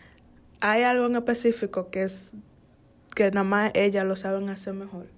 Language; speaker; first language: Spanish; early bilingual, heritage; Spanish